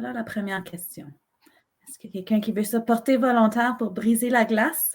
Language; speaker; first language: French; native; French